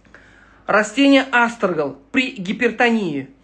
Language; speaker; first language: Russian; non-native, local second language; Uzbek